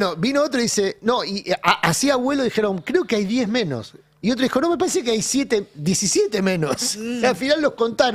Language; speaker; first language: Spanish; native; Spanish